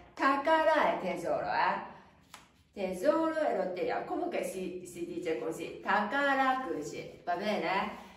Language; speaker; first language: Italian; non-native, fluent; Japanese